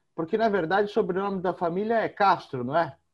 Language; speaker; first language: Portuguese; native; Portuguese